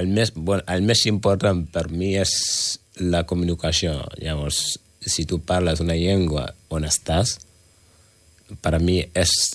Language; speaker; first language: Catalan; non-native, learner; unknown